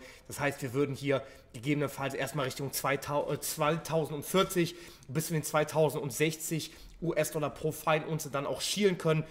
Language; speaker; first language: German; native; German